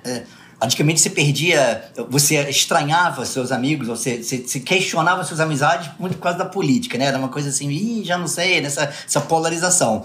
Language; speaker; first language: Portuguese; early bilingual, other home language; English